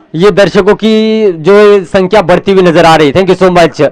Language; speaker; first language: Hindi; non-native, local second language; Marathi